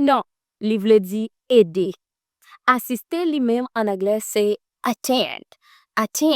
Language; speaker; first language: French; non-native, learner; Haitian Creole